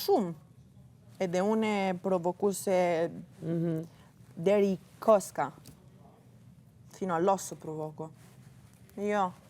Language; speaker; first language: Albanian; early bilingual, heritage; Italian